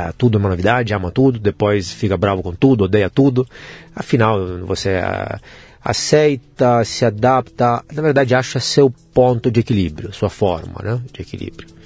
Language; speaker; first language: Portuguese; non-native, fluent; Italian